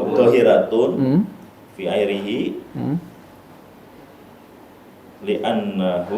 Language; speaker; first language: Arabic; non-native, learner; Indonesian